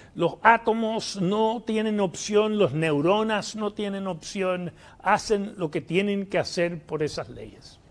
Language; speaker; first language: Spanish; early bilingual, heritage; Spanish